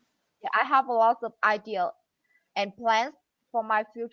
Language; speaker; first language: English; non-native, learner; Vietnamese